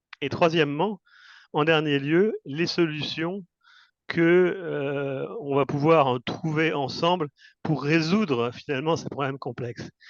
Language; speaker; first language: French; native; French